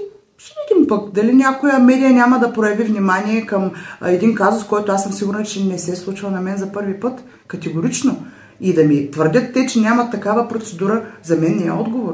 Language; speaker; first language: Bulgarian; native; Bulgarian